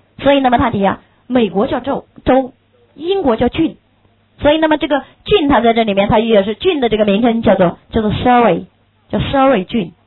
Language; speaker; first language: Chinese; native; Chinese